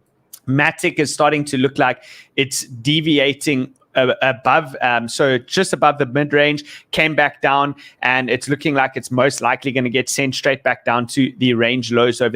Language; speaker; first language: English; native; English